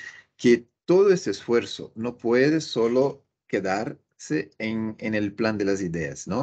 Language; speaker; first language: Spanish; non-native, fluent; Portuguese